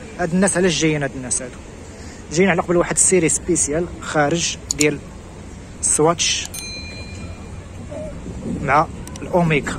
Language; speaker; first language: Arabic; native; Arabic